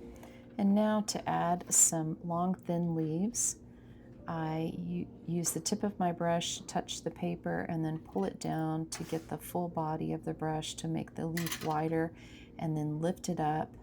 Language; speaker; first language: English; native; English